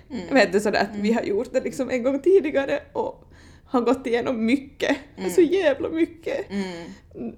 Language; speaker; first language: Swedish; native; Swedish